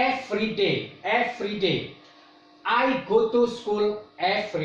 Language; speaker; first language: English; non-native, fluent; Indonesian